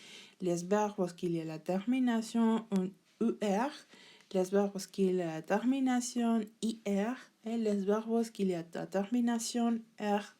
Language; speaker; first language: French; non-native, learner; Spanish